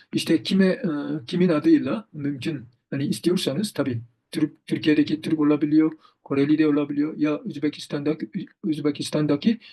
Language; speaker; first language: Turkish; non-native, fluent; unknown